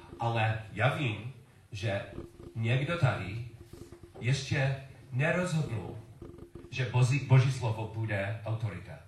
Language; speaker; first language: Czech; non-native, learner; English